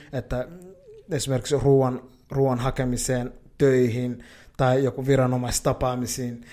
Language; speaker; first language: Finnish; early bilingual, other home language; Somali